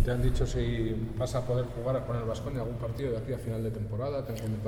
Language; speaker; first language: Spanish; native; Spanish